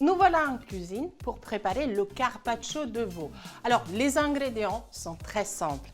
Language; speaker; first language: French; non-native, fluent; Italian